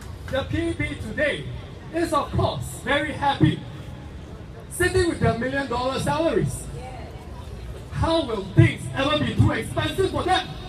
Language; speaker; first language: English; native; English